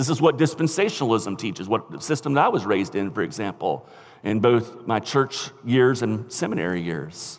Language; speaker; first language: English; native; English